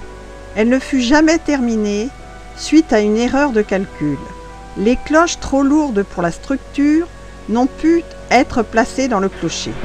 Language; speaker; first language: French; native; French